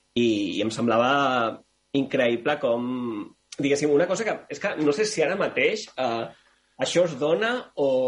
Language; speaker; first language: Catalan; non-native, local second language; Spanish